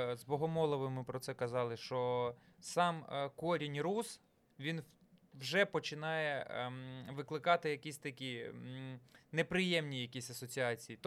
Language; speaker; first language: Ukrainian; non-native, local second language; Russian